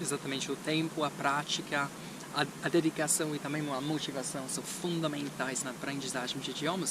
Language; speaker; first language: Portuguese; non-native, fluent; English